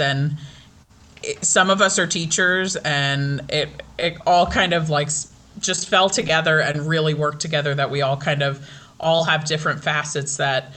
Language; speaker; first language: English; native; English